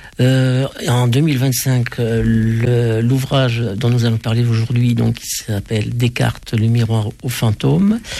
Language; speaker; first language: French; native; French